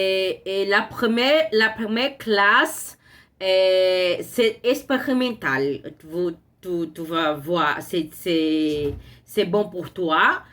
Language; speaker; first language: French; non-native, learner; Portuguese